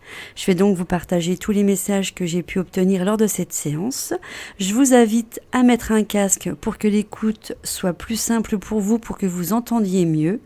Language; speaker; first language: French; native; French